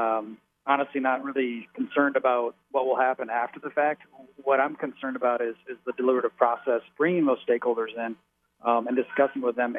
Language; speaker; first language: English; native; English